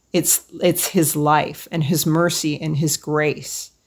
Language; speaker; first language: English; native; English